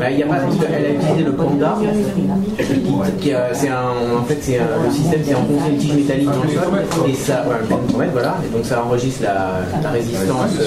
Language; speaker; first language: French; native; French